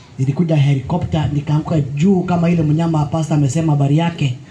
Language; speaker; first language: Swahili; non-native, local second language; Kikuyu